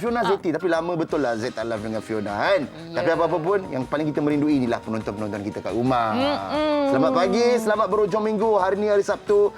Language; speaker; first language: Malay; native; Malay